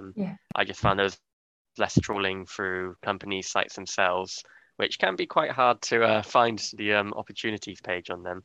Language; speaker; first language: English; native; English